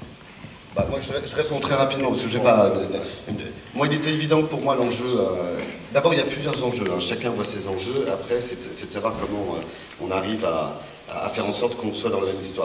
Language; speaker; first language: French; native; French